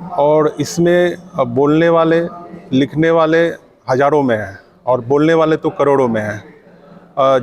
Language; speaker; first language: Hindi; non-native, local second language; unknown